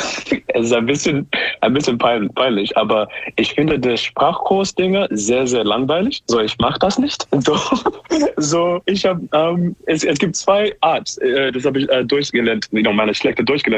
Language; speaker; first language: German; non-native, learner; English